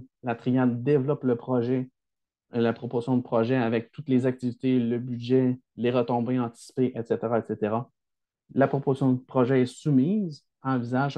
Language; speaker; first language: French; native; French